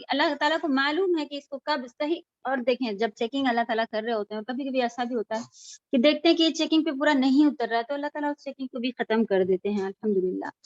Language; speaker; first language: Urdu; native; Urdu